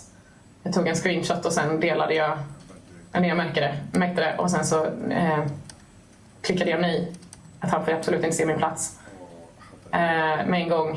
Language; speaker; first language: Swedish; native; Swedish